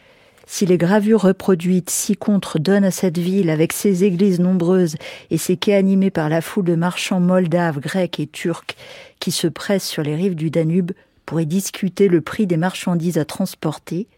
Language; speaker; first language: French; native; French